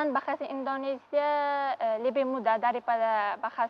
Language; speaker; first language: Indonesian; non-native, learner; Uzbek